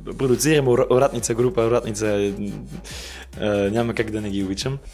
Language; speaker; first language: Bulgarian; non-native, fluent; German